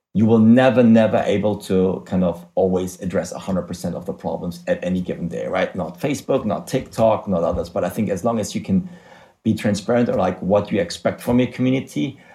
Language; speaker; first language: English; non-native, fluent; German